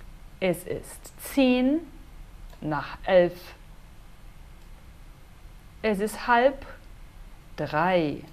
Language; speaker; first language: German; non-native, fluent; Portuguese